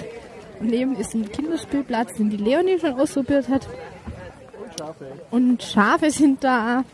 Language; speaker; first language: German; native; German